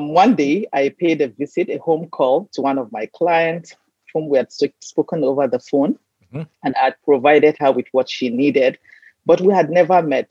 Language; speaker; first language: English; non-native, local second language; Hausa